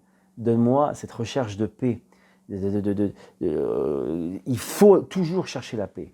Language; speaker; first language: French; native; French